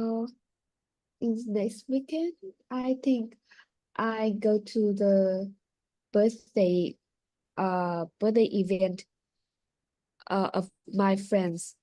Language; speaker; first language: English; non-native, learner; Vietnamese